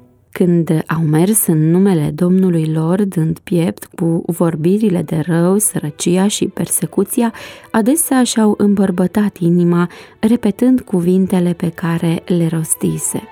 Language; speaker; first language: Romanian; native; Romanian